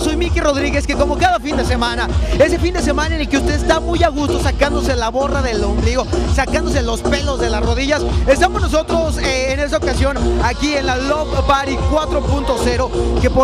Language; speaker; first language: Spanish; native; Spanish